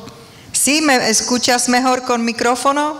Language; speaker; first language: Spanish; non-native, learner; Czech